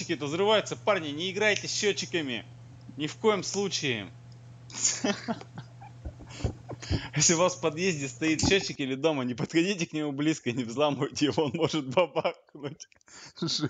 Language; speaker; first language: Russian; native; Russian